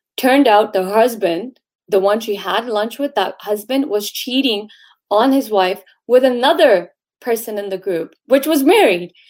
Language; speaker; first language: English; native; English